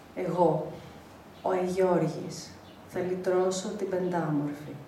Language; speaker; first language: Greek; native; Greek